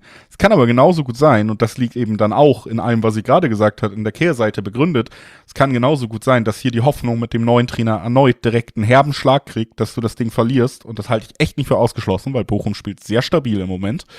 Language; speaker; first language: German; native; German